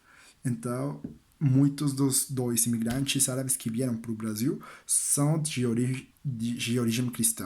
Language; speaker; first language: Portuguese; non-native, learner; Spanish